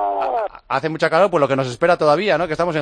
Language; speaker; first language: Spanish; native; Spanish